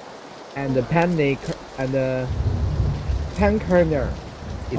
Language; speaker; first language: English; non-native, learner; Korean